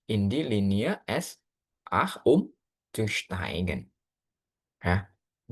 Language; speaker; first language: German; non-native, fluent; Indonesian